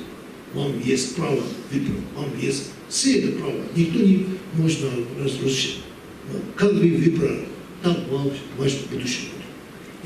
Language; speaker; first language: Russian; non-native, learner; Tibetan